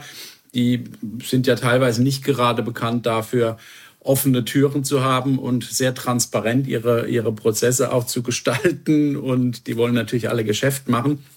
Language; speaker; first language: German; native; German